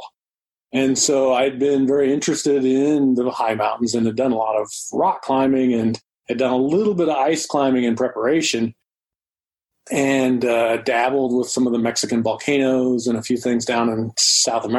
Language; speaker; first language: English; native; English